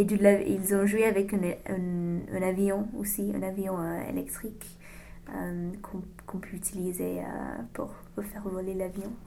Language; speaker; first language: French; non-native, learner; English